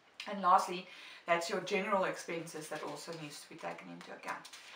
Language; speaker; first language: English; non-native, local second language; Afrikaans